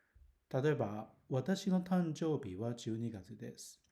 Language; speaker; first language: Japanese; non-native, learner; Cantonese